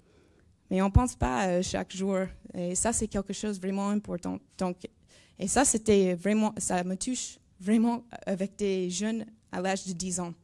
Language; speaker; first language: French; non-native, learner; English